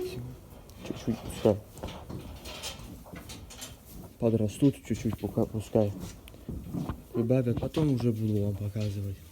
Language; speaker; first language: Russian; non-native, local second language; Ossetic